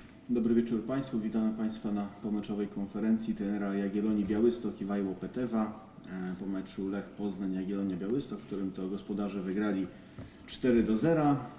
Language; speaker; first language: Polish; native; Polish